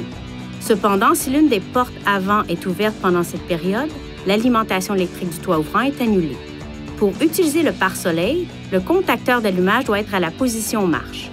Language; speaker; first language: French; native; French